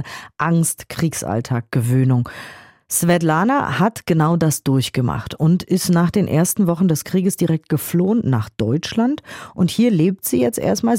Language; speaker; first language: German; native; German